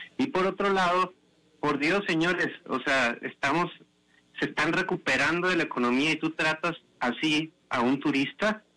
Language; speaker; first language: Spanish; native; Spanish